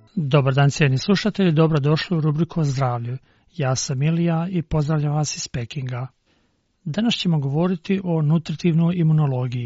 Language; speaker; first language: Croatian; non-native, fluent; Chinese